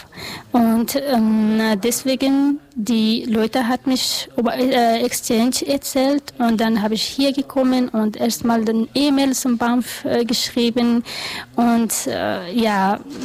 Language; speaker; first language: German; non-native, learner; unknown